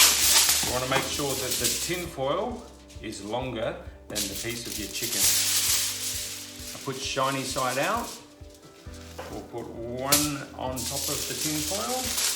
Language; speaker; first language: English; native; English